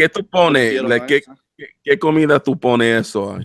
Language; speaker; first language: Spanish; non-native, learner; English